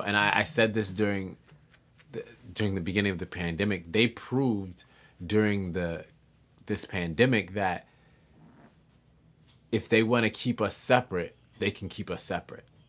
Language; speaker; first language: English; native; English